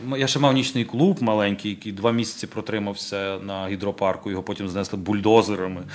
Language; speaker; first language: Ukrainian; native; Ukrainian